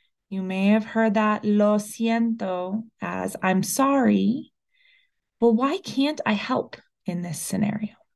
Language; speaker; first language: English; early bilingual, other home language; Spanish